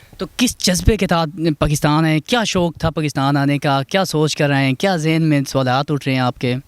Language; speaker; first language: Urdu; native; Urdu